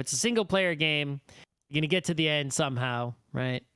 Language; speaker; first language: English; native; English